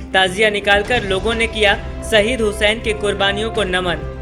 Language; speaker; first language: Hindi; native; Hindi